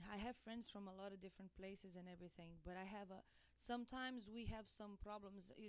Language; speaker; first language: English; non-native, learner; Portuguese